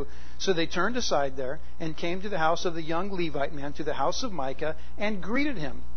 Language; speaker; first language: English; native; English